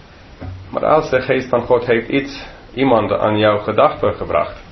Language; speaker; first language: Dutch; non-native, fluent; English